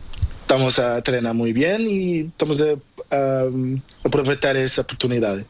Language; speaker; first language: Spanish; non-native, learner; Portuguese